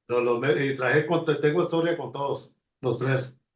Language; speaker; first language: Spanish; early bilingual, heritage; Spanish